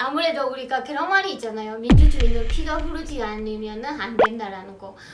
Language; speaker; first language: Korean; non-native, fluent; Burmese